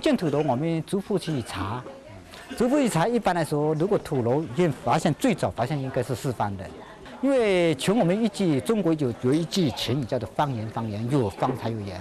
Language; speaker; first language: Chinese; native; Chinese